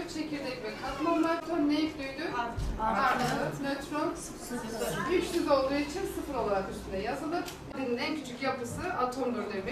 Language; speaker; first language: Turkish; native; Turkish